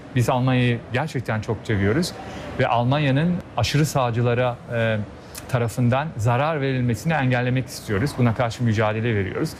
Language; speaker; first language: Turkish; early bilingual, heritage; Turkish